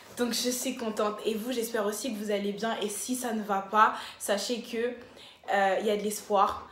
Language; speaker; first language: French; early bilingual, other home language; Lingala